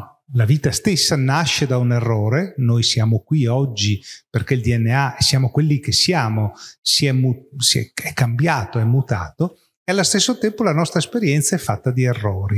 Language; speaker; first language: Italian; native; Italian